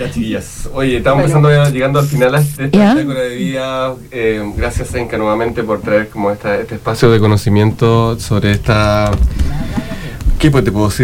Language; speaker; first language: Spanish; native; Spanish